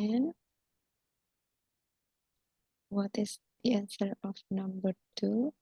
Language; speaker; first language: English; non-native, fluent; Indonesian